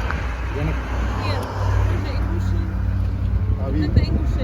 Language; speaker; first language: Russian; non-native, local second language; Ingush